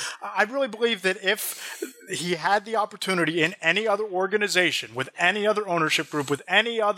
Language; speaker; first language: English; native; English